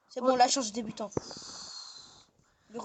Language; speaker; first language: French; native; French